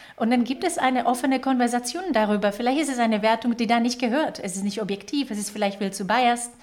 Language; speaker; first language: German; non-native, fluent; Slovak